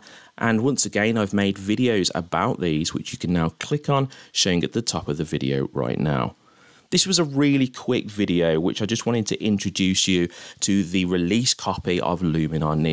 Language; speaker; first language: English; native; English